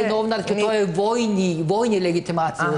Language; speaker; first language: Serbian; non-native, learner; Norwegian